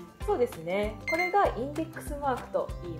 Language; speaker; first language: Japanese; native; Japanese